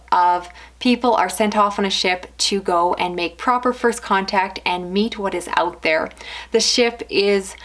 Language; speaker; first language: English; native; English